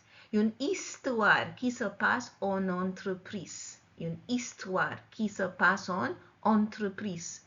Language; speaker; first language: French; non-native, fluent; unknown